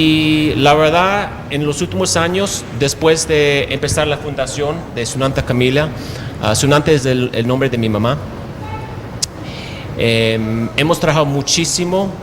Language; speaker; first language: Spanish; non-native, fluent; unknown